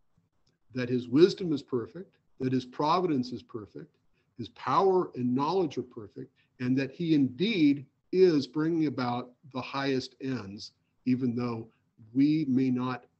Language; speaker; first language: English; native; English